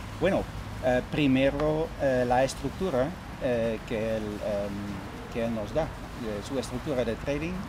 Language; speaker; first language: Spanish; non-native, fluent; Dutch